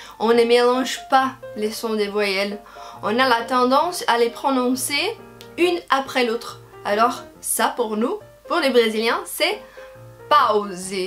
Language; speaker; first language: French; non-native, fluent; Portuguese